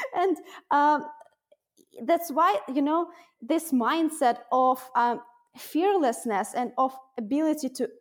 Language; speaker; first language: English; non-native, fluent; Russian